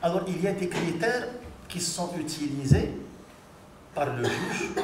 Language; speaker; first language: French; non-native, local second language; Arabic